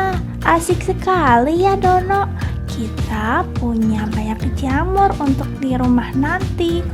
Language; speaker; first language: Indonesian; native; Indonesian